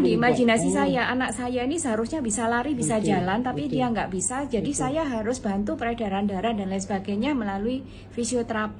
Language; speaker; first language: Indonesian; non-native, local second language; Malay